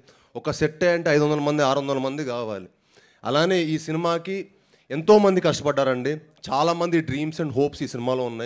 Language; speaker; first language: Telugu; native; Telugu